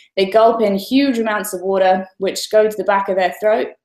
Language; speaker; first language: English; native; English